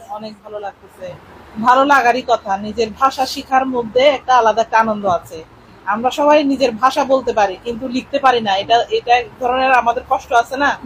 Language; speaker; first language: Bangla; non-native, local second language; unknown